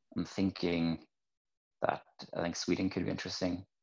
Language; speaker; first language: English; non-native, fluent; Norwegian